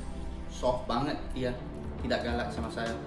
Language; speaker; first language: Indonesian; non-native, learner; English